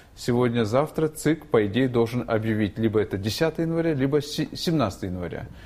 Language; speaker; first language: Russian; non-native, local second language; Kyrgyz